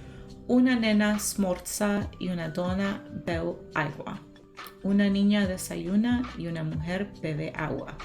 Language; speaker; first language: Spanish; non-native, learner; English